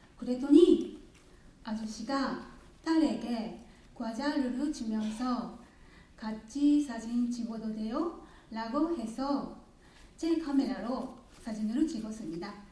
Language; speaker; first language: Korean; non-native, learner; Japanese